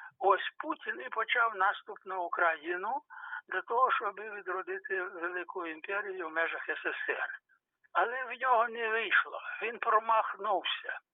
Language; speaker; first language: Ukrainian; native; Ukrainian